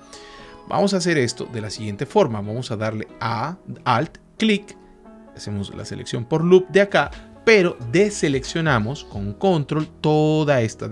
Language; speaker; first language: Spanish; native; Spanish